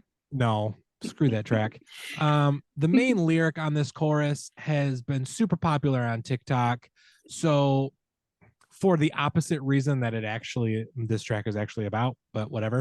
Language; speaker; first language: English; native; English